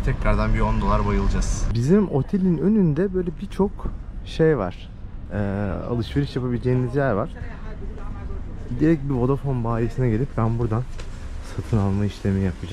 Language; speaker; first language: Turkish; native; Turkish